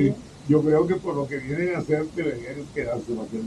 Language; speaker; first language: Spanish; native; Spanish